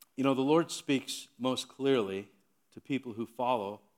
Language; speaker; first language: English; native; English